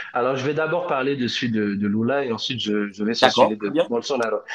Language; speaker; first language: French; native; French